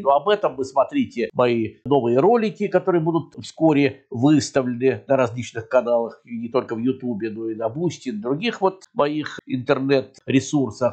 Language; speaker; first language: Russian; native; Russian